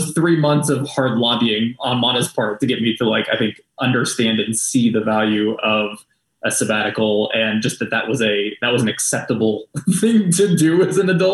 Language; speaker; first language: English; native; English